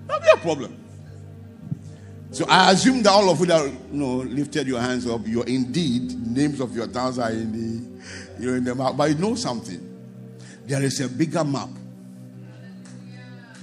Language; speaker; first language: English; non-native, local second language; Akan